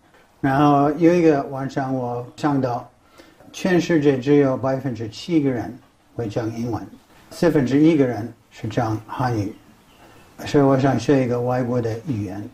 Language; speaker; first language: Chinese; non-native, fluent; English